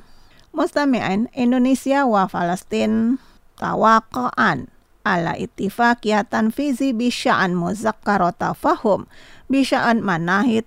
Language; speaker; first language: Arabic; non-native, fluent; Indonesian